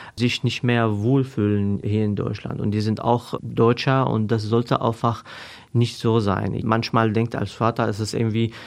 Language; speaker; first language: German; non-native, fluent; Arabic